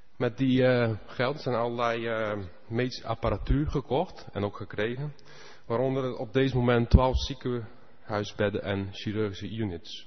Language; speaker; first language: Dutch; non-native, fluent; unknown